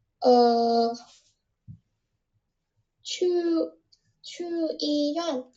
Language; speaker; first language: Chinese; non-native, learner; Vietnamese